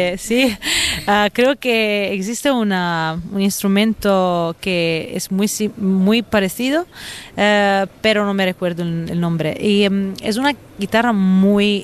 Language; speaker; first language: Spanish; non-native, fluent; Italian